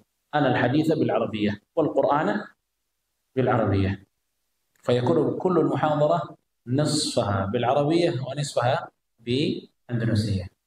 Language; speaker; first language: Arabic; non-native, fluent; Indonesian